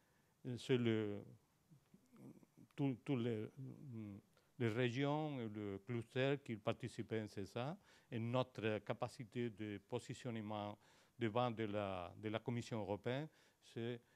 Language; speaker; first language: French; non-native, learner; Spanish